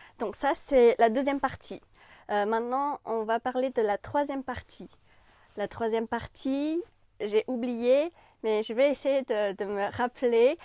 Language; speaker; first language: French; non-native, fluent; Chinese